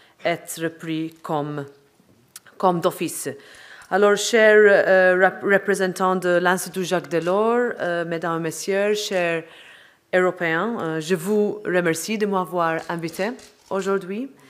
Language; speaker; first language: French; non-native, fluent; Maltese